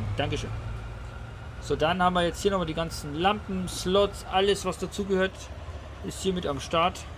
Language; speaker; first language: German; native; German